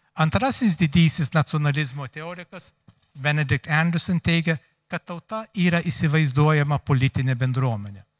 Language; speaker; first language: Lithuanian; early bilingual, heritage; Lithuanian